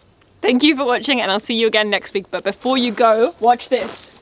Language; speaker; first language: English; native; English